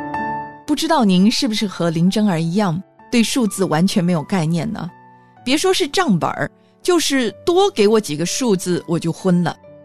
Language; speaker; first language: Chinese; native; Chinese